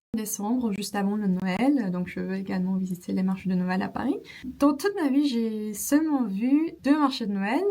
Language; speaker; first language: French; non-native, fluent; Turkish